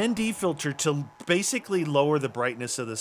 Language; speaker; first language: English; native; English